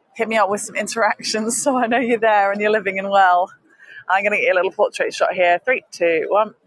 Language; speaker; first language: English; native; English